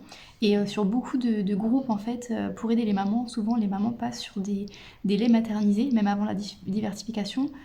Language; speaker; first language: French; native; French